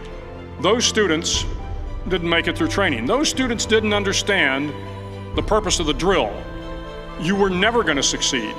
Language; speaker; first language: English; native; English